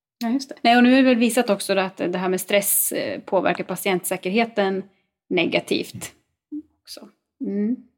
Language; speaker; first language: Swedish; native; Swedish